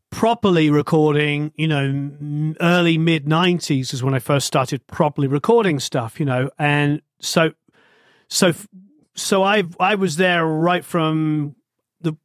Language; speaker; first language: English; native; English